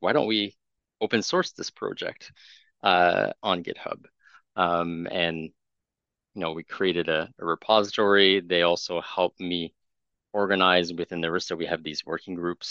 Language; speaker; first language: English; non-native, fluent; French